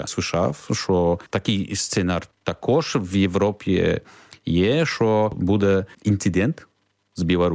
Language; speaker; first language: Ukrainian; non-native, learner; Polish